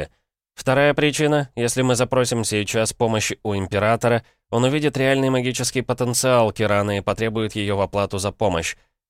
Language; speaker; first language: Russian; native; Russian